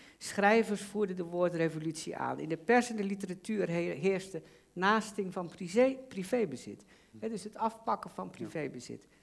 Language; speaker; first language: Dutch; native; Dutch